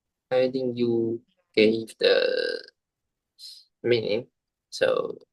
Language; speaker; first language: English; non-native, learner; Chinese